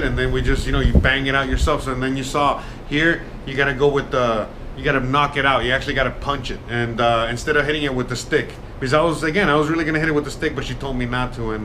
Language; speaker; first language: English; native; English